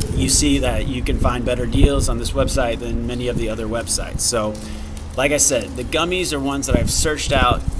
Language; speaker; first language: English; native; English